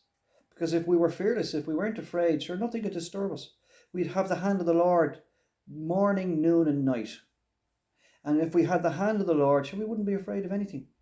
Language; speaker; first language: English; native; English